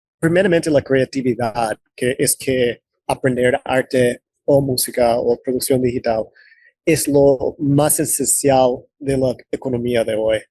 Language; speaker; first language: Spanish; non-native, fluent; English